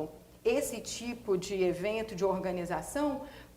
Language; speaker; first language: Portuguese; native; Portuguese